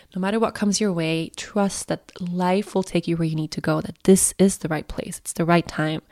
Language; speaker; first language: English; non-native, fluent; Swedish